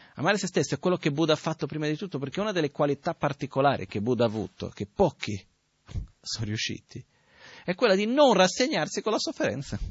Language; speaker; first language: Italian; non-native, fluent; Portuguese